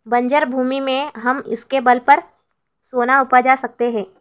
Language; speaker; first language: Hindi; non-native, local second language; Kannada